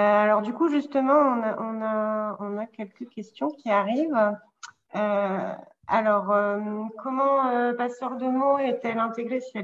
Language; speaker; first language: French; native; French